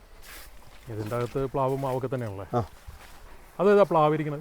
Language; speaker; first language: Malayalam; native; Malayalam